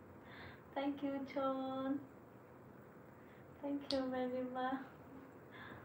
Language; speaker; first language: English; non-native, learner; Vietnamese